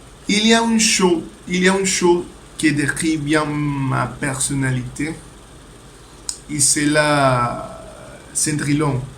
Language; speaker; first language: French; non-native, learner; Spanish